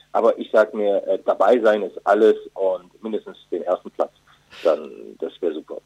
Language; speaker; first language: German; early bilingual, other home language; Turkish